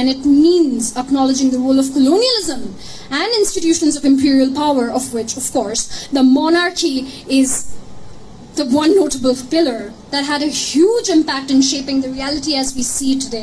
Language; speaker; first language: English; non-native, local second language; Bangla